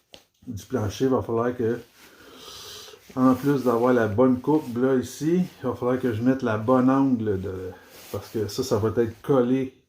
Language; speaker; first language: French; native; French